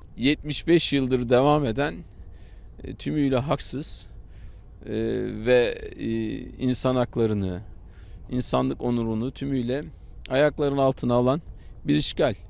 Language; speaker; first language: Turkish; native; Turkish